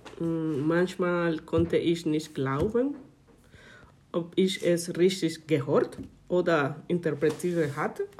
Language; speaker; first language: German; non-native, learner; Spanish